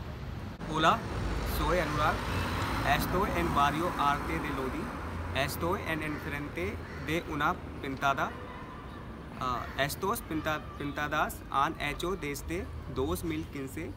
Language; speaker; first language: Spanish; non-native, learner; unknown